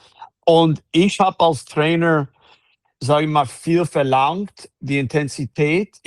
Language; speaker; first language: German; non-native, fluent; English